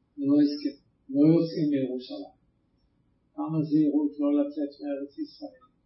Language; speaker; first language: Hebrew; native; Hebrew